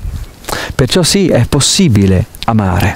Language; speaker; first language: Italian; native; Italian